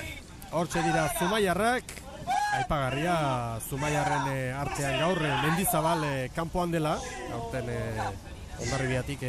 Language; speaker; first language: Basque; native; Basque